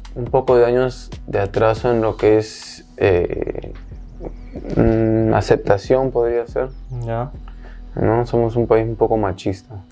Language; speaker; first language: Spanish; early bilingual, heritage; Spanish